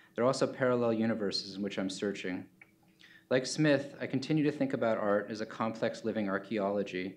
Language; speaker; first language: English; native; English